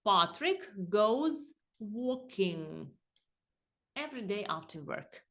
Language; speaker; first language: English; non-native, fluent; Ukrainian